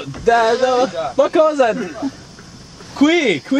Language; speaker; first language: Italian; non-native, learner; English